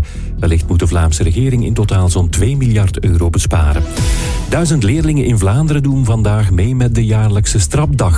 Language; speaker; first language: Dutch; native; Dutch